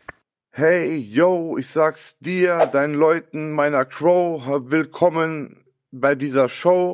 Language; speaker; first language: German; native; German